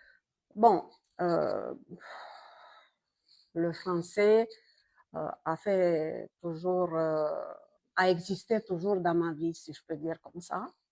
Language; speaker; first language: French; non-native, fluent; Romanian